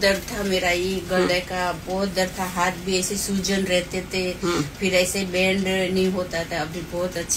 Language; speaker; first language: Hindi; non-native, local second language; Gujarati